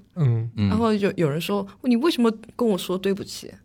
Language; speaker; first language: Chinese; non-native, fluent; Korean